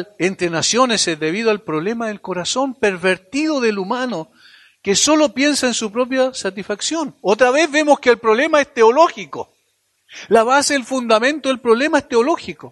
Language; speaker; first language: Spanish; native; Spanish